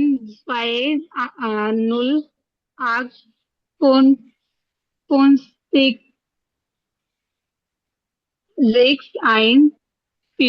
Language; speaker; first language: German; non-native, learner; Hindi